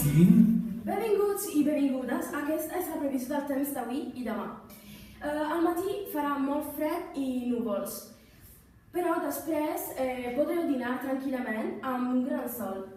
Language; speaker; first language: Catalan; non-native, learner; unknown